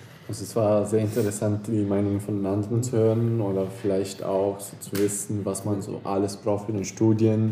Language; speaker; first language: German; non-native, local second language; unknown